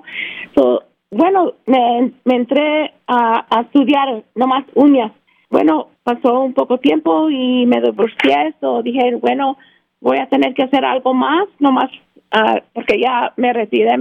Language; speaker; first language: Spanish; early bilingual, heritage; Spanish